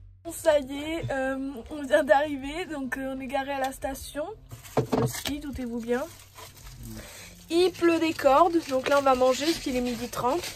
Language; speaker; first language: French; native; French